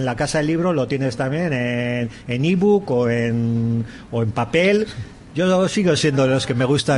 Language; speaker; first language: Spanish; native; Spanish